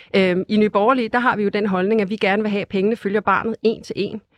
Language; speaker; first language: Danish; native; Danish